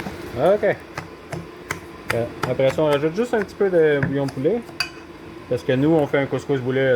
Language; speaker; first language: French; native; French